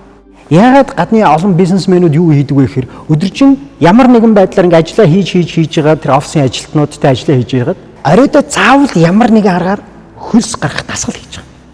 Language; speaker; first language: Mongolian; native; Mongolian